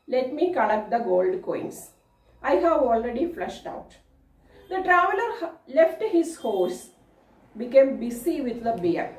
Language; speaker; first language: English; non-native, local second language; Malayalam